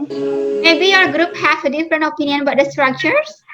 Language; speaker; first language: English; non-native, fluent; Indonesian